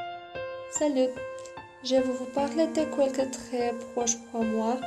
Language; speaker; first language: French; non-native, learner; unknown